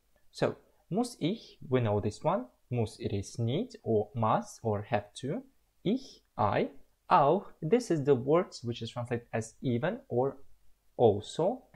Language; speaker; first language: English; non-native, fluent; Russian